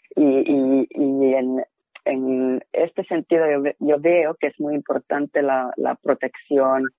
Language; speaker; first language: Spanish; non-native, fluent; Finnish